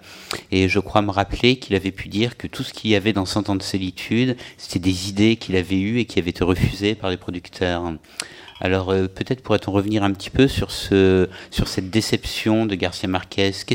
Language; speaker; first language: French; native; French